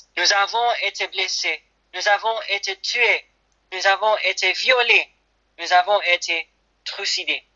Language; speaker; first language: French; non-native, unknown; Armenian